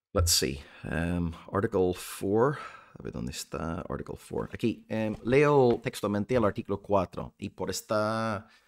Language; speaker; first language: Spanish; non-native, fluent; English